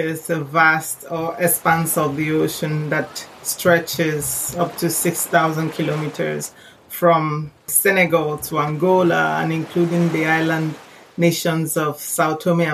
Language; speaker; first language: English; non-native, local second language; Igbo